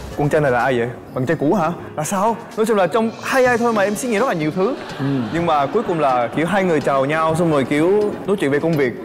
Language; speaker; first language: Vietnamese; non-native, fluent; Korean